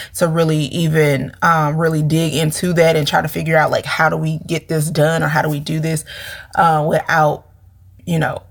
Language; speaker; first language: English; native; English